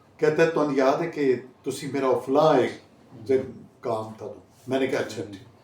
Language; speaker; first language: Urdu; non-native, local second language; Punjabi